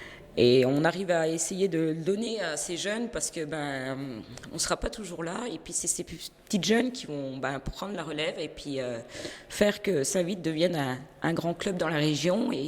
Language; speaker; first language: French; native; French